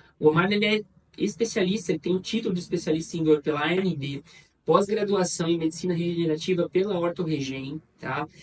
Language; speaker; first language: Portuguese; native; Portuguese